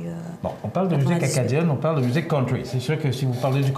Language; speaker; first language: French; native; French